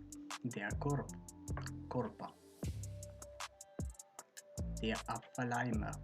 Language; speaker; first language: German; non-native, fluent; Macedonian